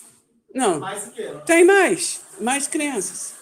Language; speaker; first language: Portuguese; non-native, learner; English